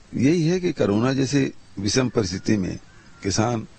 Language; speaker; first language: Hindi; native; Hindi